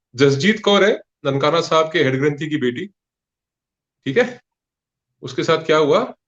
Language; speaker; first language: Hindi; non-native, local second language; Punjabi